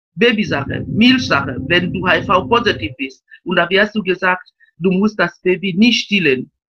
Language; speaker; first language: German; non-native, fluent; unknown